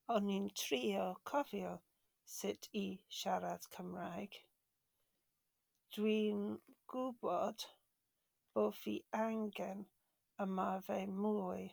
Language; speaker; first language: Welsh; non-native, learner; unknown